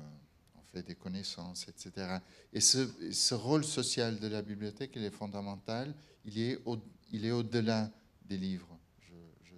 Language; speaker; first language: French; non-native, fluent; Portuguese